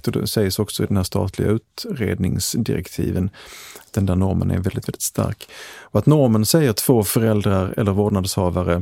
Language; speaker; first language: Swedish; native; Swedish